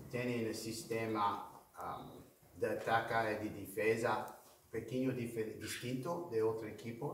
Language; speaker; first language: Spanish; non-native, fluent; English